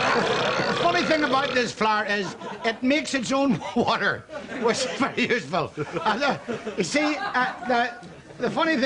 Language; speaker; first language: English; native; English